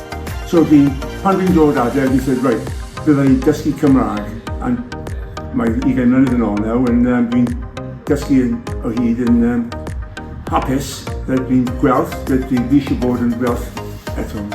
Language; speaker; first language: Welsh; non-native, local second language; English